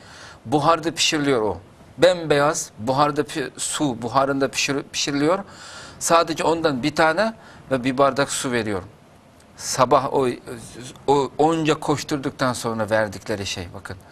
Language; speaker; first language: Turkish; non-native, fluent; Uyghur